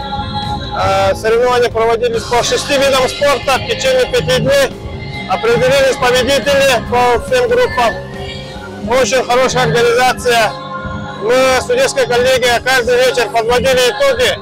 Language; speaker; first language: Russian; native; Russian